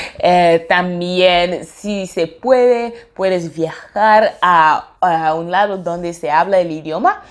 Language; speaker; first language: Spanish; non-native, fluent; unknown